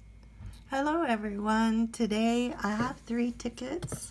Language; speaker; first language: English; native; English